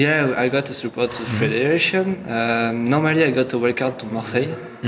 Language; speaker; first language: English; non-native, learner; French